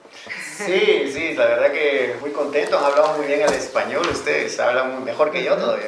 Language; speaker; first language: Spanish; native; Spanish